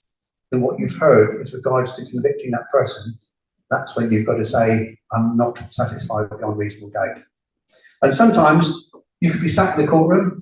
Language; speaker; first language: English; native; English